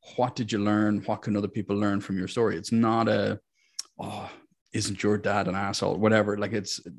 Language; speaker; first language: English; native; English